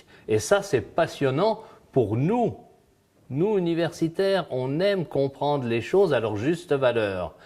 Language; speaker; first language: French; native; French